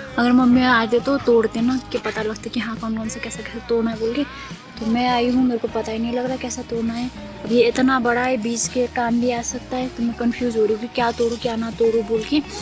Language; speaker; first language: Hindi; non-native, fluent; Nepali